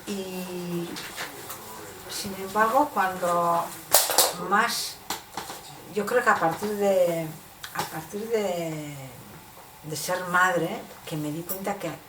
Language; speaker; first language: Spanish; non-native, local second language; Basque